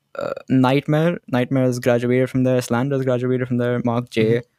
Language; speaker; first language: English; non-native, local second language; Hindi